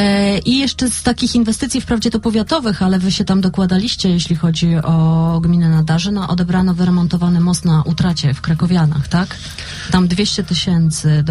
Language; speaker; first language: Polish; native; Polish